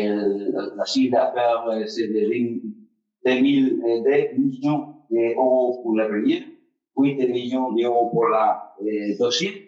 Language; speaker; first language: French; non-native, fluent; Spanish